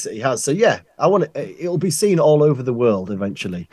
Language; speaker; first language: English; native; English